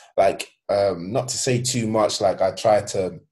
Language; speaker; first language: English; non-native, fluent; Swedish